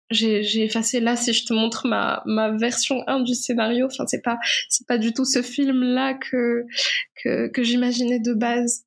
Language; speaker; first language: French; non-native, local second language; Arabic